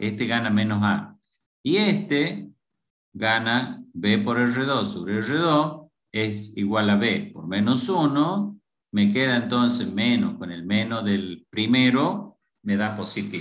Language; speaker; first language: Spanish; native; Spanish